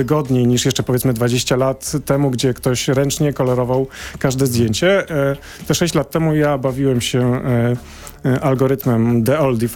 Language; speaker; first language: Polish; native; Polish